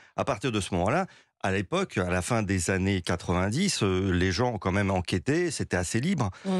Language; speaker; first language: French; early bilingual, other home language; Russian